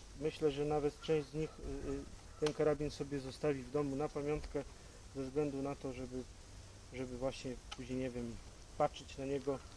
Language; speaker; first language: Polish; native; Polish